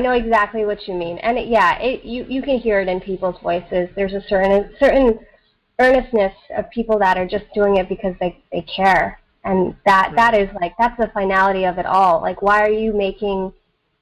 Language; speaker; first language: English; early bilingual, other home language; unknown